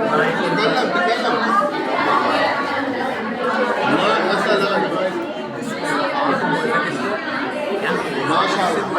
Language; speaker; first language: Arabic; non-native, fluent; Urdu